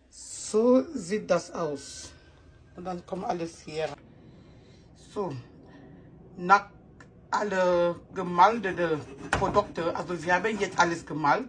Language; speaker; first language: German; non-native, fluent; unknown